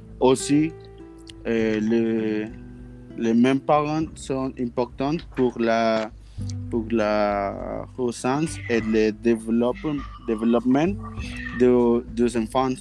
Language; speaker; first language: French; non-native, learner; Spanish